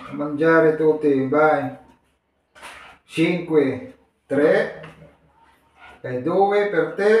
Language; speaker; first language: Italian; non-native, learner; Filipino